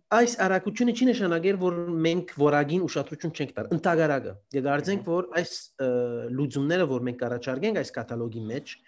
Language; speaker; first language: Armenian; early bilingual, heritage; Armenian